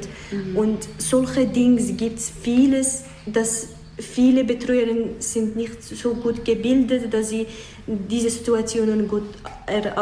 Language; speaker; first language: German; non-native, fluent; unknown